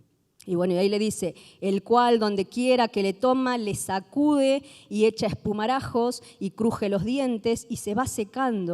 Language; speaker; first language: Spanish; native; Spanish